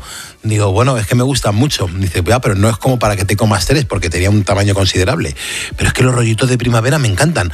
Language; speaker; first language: Spanish; native; Spanish